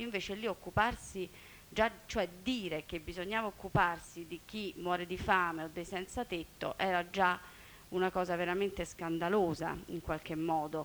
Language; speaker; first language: Italian; native; Italian